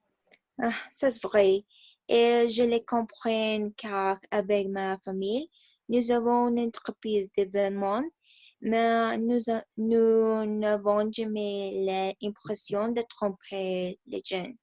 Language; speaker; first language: French; non-native, learner; Spanish